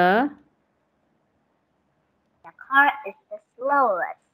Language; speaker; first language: English; non-native, learner; Korean